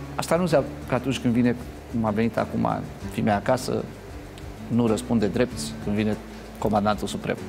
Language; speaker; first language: Romanian; native; Romanian